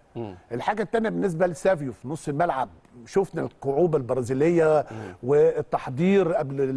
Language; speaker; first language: Arabic; native; Arabic